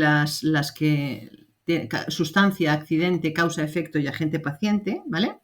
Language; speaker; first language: Spanish; native; Spanish